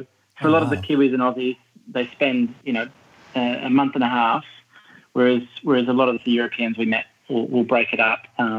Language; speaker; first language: English; native; English